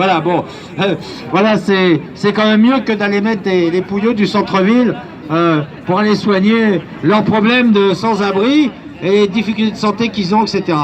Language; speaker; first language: French; native; French